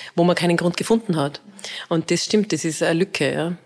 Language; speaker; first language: German; native; German